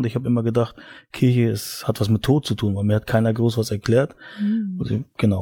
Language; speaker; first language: German; native; German